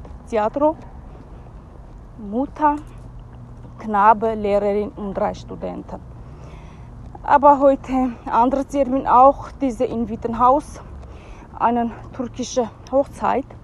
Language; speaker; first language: German; non-native, learner; Turkish